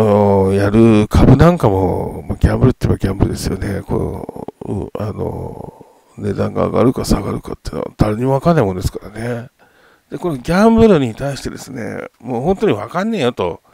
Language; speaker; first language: Japanese; native; Japanese